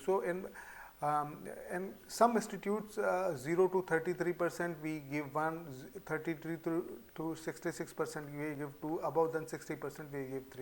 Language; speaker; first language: English; non-native, local second language; Hindi